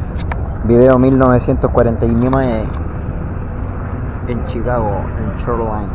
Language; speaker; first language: Spanish; native; Spanish